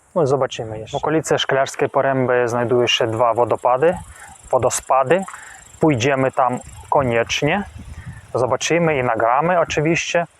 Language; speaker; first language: Polish; non-native, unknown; Ukrainian